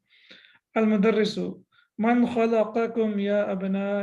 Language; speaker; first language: Arabic; non-native, fluent; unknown